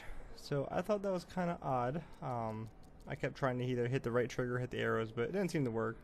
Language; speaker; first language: English; native; English